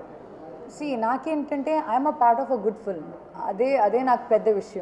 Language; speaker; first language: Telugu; non-native, fluent; Malayalam